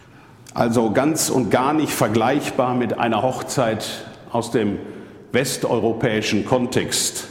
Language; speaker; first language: German; native; German